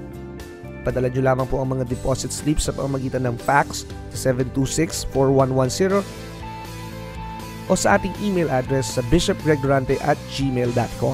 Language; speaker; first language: Filipino; native; Filipino